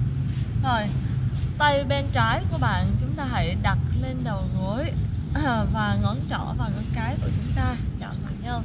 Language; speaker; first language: Vietnamese; native; Vietnamese